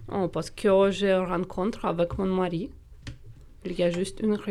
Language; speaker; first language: French; non-native, fluent; Russian